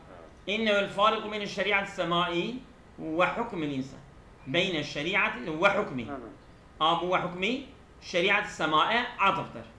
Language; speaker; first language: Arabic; non-native, fluent; Turkish